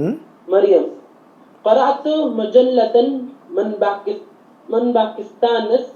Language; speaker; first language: Arabic; non-native, learner; Urdu